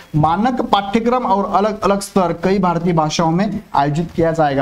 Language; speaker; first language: Hindi; non-native, local second language; Marathi